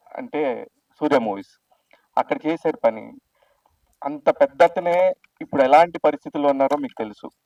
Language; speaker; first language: Telugu; native; Telugu